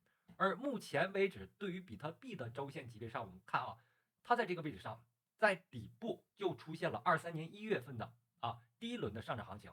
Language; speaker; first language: Chinese; native; Chinese